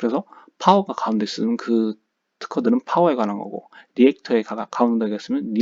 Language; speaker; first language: Korean; native; Korean